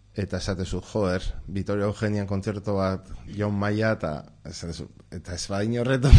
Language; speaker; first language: Basque; non-native, local second language; Spanish